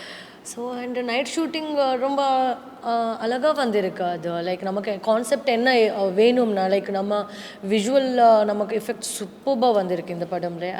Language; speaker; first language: Tamil; non-native, learner; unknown